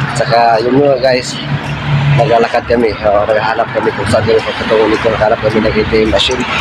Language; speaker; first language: Filipino; non-native, local second language; Cebuano